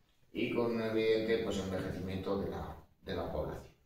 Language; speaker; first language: Spanish; native; Spanish